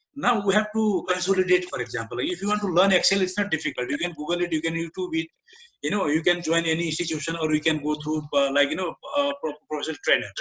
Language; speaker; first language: English; non-native, local second language; Nepali